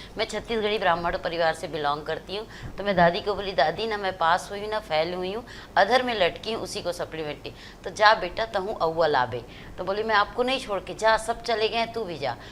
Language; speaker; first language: Hindi; native; Hindi